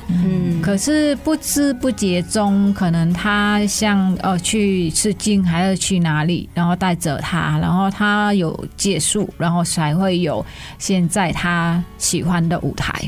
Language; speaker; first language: Chinese; non-native, fluent; Vietnamese